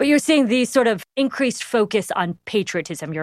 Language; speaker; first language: English; native; English